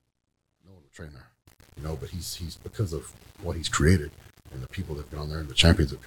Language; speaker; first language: English; native; English